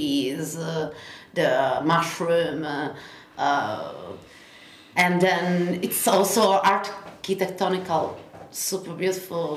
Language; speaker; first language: English; non-native, fluent; Italian